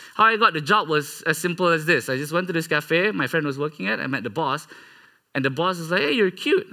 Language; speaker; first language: English; non-native, local second language; Malay